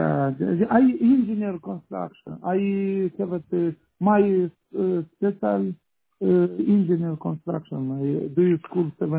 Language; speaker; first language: English; non-native, learner; Romanian